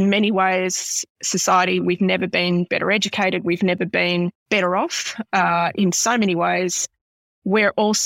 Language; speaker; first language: English; native; English